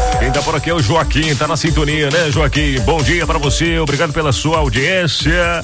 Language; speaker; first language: Portuguese; native; Portuguese